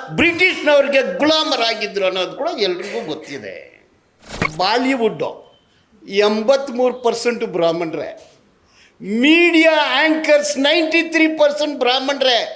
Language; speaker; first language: Kannada; non-native, local second language; Tamil